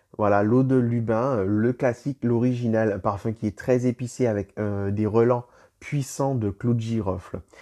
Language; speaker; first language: French; native; French